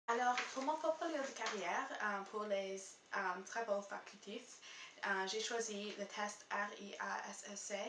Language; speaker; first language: French; non-native, local second language; English